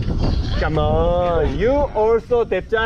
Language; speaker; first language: English; non-native, learner; Korean